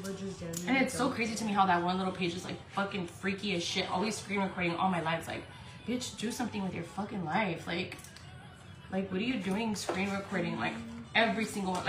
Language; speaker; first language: English; early bilingual, other home language; Spanish